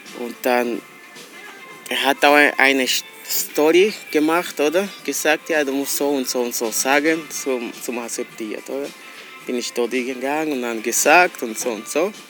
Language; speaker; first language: German; non-native, learner; Portuguese